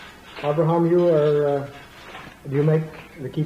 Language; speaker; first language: English; native; English